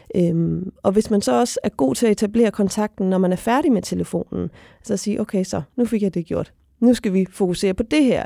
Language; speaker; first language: Danish; native; Danish